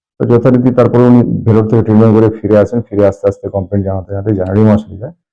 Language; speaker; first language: Bangla; native; Bangla